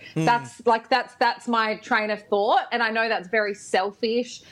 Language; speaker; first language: English; native; English